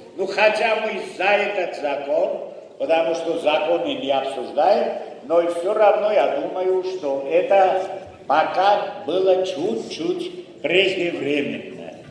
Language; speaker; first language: Russian; non-native, local second language; Armenian